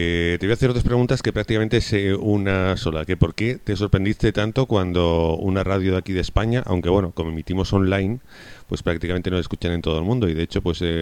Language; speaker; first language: Spanish; native; Spanish